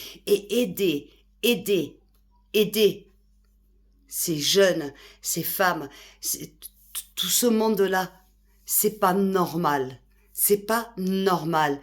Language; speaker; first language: French; native; French